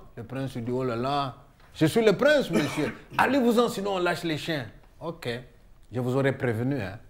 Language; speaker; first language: French; non-native, local second language; Luba-Lulua